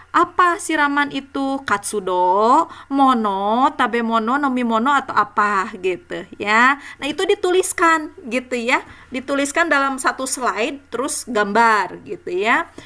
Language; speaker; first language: Indonesian; native; Indonesian